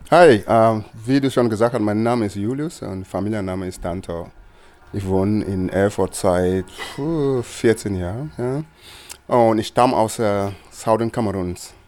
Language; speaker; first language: German; non-native, fluent; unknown